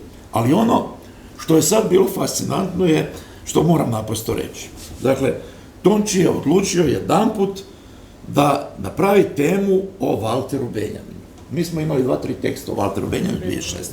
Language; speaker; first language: Croatian; native; Croatian